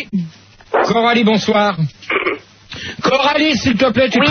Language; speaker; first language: French; native; French